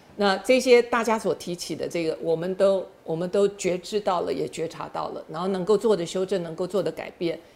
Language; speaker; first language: Chinese; native; Chinese